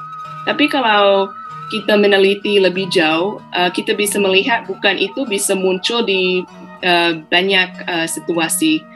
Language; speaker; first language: Indonesian; non-native, fluent; English